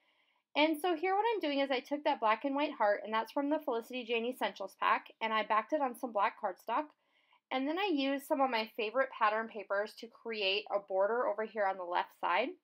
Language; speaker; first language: English; native; English